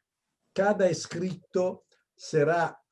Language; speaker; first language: Spanish; non-native, fluent; Italian